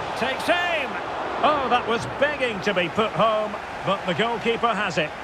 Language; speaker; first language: English; native; English